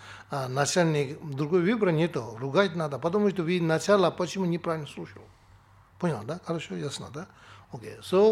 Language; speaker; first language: Russian; non-native, learner; Tibetan